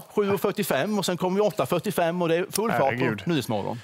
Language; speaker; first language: Swedish; native; Swedish